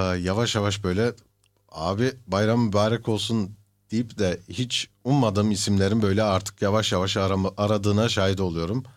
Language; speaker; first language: Turkish; early bilingual, heritage; Turkish